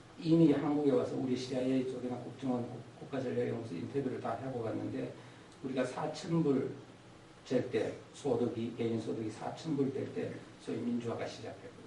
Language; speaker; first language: Korean; native; Korean